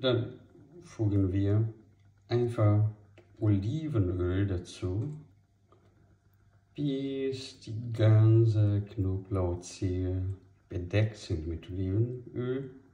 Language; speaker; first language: German; non-native, fluent; Portuguese